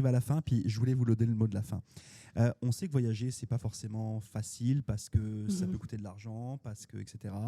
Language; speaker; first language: French; native; French